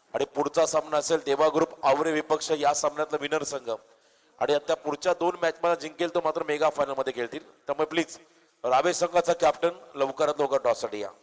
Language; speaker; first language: Marathi; native; Marathi